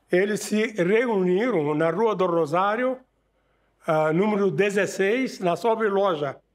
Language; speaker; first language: Portuguese; non-native, fluent; Arabic